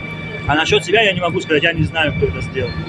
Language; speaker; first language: Russian; native; Russian